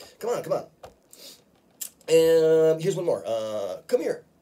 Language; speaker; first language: English; native; English